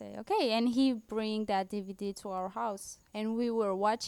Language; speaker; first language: English; non-native, fluent; Romanian